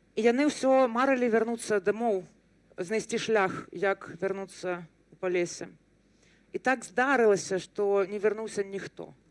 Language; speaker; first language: Belarusian; non-native, local second language; Russian